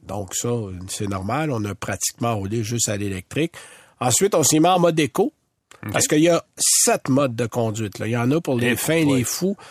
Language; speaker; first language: French; native; French